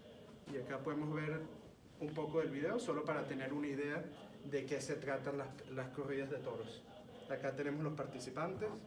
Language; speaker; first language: Spanish; early bilingual, heritage; Spanish